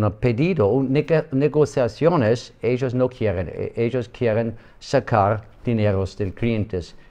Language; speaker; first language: Spanish; non-native, learner; German